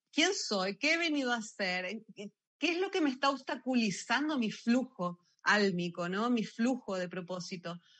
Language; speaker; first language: Spanish; native; Spanish